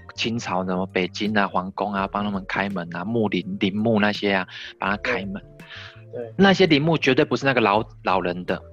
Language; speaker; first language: Chinese; native; Chinese